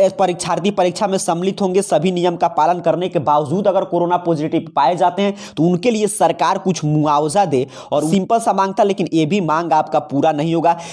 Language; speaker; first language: Hindi; native; Hindi